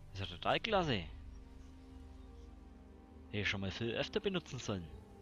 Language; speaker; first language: German; native; German